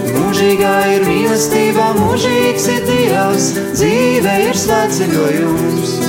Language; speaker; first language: Latvian; native; Latvian